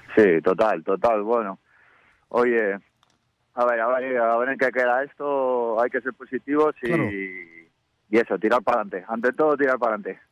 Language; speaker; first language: Spanish; native; Spanish